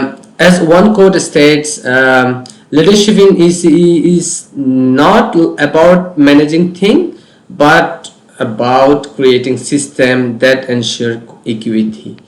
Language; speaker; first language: English; non-native, local second language; Bangla